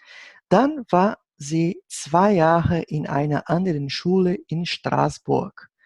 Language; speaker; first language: German; non-native, fluent; Portuguese